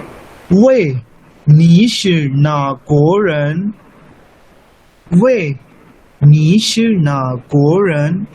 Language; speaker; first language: Chinese; non-native, fluent; Urdu